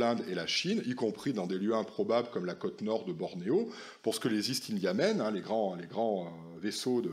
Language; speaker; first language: French; native; French